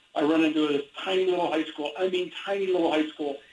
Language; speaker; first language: English; native; English